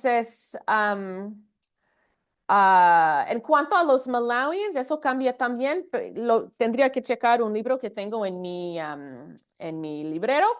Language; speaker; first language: Spanish; non-native, fluent; English